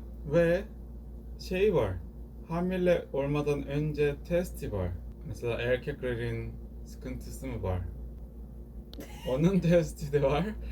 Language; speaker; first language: Turkish; non-native, learner; Korean